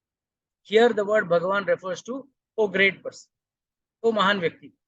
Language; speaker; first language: English; non-native, local second language; Hindi